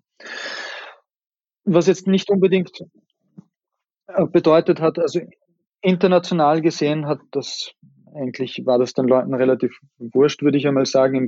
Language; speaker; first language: German; native; German